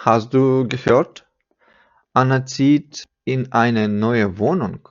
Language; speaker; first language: German; non-native, fluent; Ukrainian